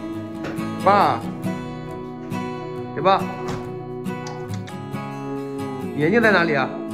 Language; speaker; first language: Chinese; native; Chinese